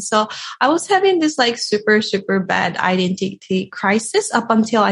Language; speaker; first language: English; non-native, fluent; Japanese